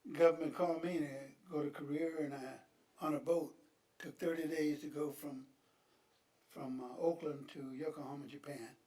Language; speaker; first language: English; native; English